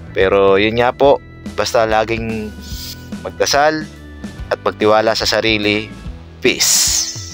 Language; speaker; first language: Filipino; native; Filipino